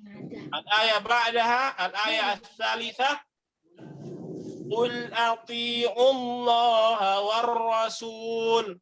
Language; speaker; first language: Arabic; non-native, fluent; Indonesian